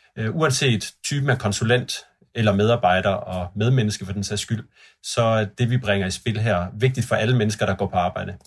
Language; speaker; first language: Danish; native; Danish